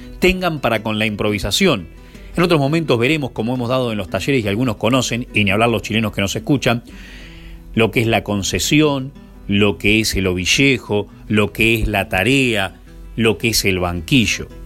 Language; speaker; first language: Spanish; native; Spanish